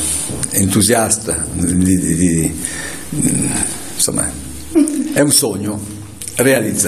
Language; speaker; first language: Italian; native; Italian